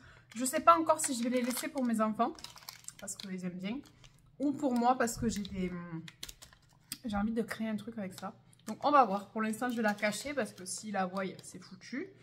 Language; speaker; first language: French; native; French